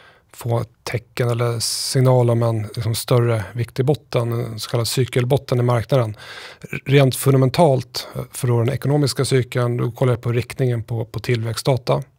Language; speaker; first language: Swedish; native; Swedish